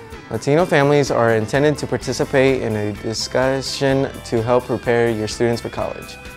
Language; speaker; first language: English; native; English